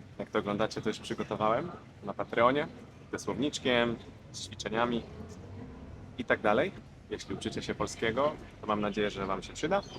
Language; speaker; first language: Polish; native; Polish